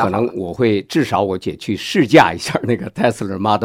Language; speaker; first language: Chinese; native; Chinese